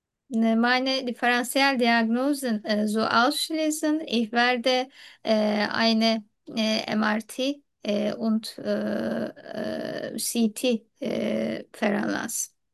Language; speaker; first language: German; non-native, learner; Turkish